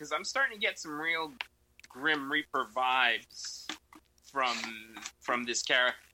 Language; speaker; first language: English; early bilingual, other home language; Spanish